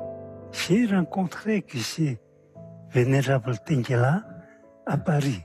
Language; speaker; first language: French; non-native, fluent; Tibetan